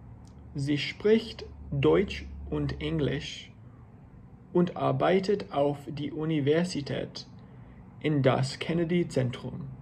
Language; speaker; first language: German; non-native, learner; English